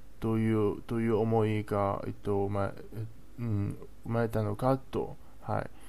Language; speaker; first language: Japanese; non-native, learner; Chinese